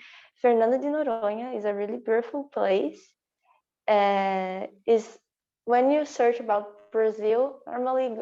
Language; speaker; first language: English; non-native, learner; Portuguese